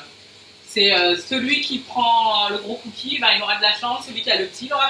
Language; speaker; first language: French; native; French